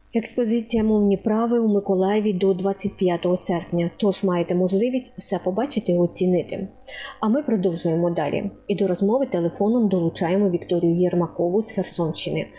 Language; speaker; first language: Ukrainian; native; Ukrainian